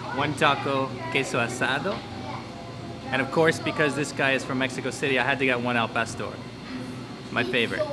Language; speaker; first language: English; native; English